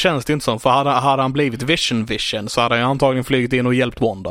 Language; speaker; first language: Swedish; native; Swedish